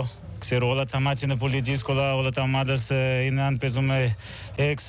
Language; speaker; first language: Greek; non-native, learner; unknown